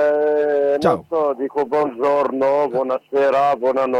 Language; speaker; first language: Italian; non-native, learner; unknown